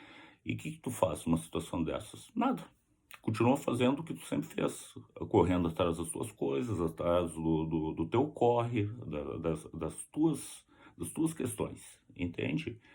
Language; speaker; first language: Portuguese; native; Portuguese